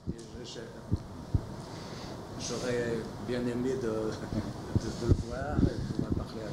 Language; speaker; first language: French; non-native, fluent; Portuguese